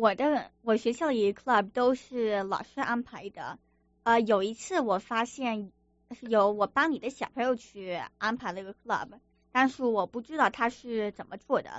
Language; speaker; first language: Chinese; early bilingual, other home language; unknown